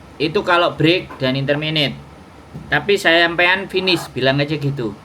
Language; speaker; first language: Indonesian; non-native, local second language; Javanese